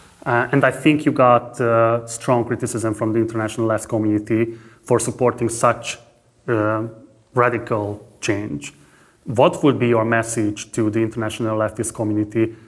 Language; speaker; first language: English; non-native, fluent; Hungarian